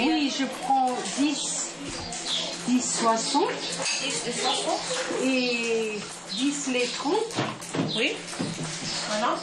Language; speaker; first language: French; non-native, local second language; German